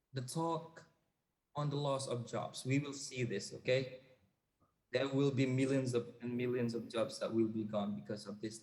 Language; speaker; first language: English; non-native, fluent; Indonesian